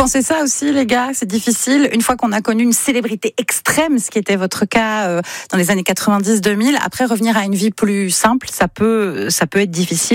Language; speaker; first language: French; native; French